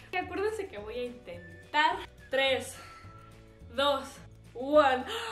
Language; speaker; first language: Spanish; early bilingual, heritage; Spanish